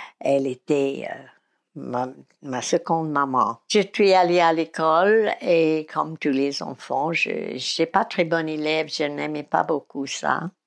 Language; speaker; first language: French; non-native, fluent; English